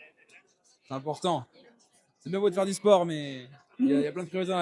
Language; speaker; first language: French; native; French